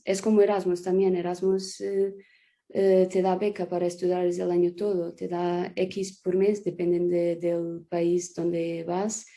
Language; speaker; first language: Spanish; non-native, fluent; Portuguese